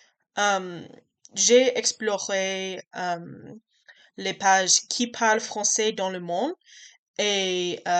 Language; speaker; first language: French; non-native, learner; English